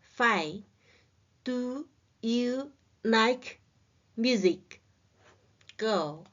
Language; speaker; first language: English; non-native, learner; Chinese